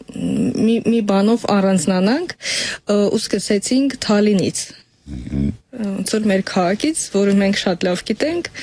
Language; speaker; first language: Armenian; non-native, fluent; Russian